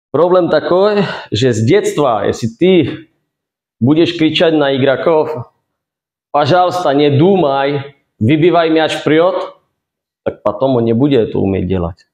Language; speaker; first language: Russian; non-native, fluent; Czech